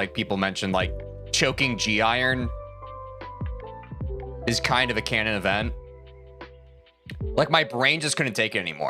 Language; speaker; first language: English; native; English